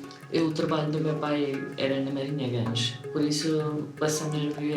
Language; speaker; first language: Portuguese; early bilingual, other home language; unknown